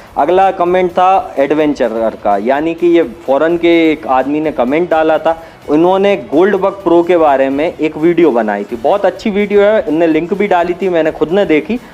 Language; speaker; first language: Hindi; native; Hindi